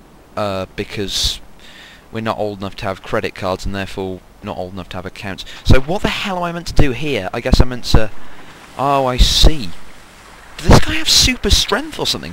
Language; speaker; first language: English; native; English